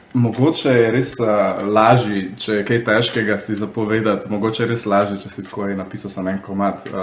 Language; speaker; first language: Slovenian; native; Slovenian